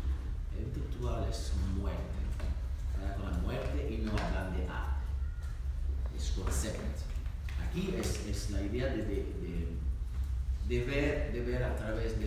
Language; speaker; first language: Spanish; non-native, learner; French